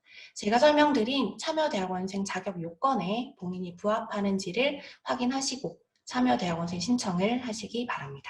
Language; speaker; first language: Korean; native; Korean